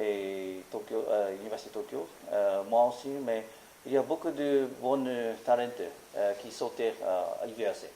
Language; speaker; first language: French; non-native, learner; Japanese